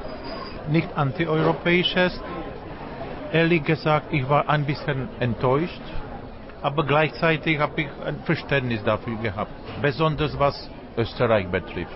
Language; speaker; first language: German; non-native, fluent; Czech